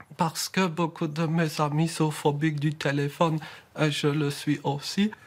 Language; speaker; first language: French; native; French